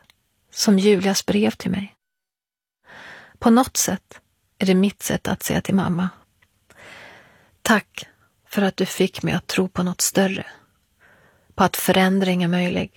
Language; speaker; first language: Swedish; early bilingual, other home language; Persian